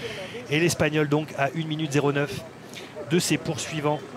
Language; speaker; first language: French; native; French